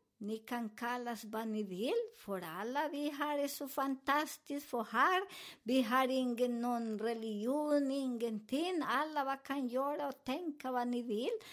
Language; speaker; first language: Swedish; non-native, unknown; Spanish